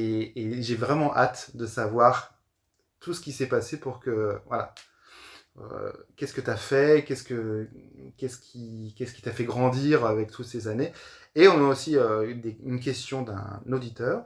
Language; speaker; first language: French; native; French